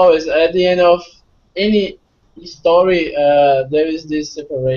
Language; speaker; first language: English; non-native, fluent; Portuguese